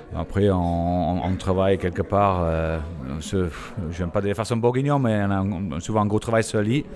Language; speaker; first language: French; non-native, fluent; English